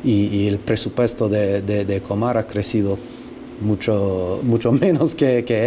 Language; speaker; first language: Spanish; non-native, fluent; English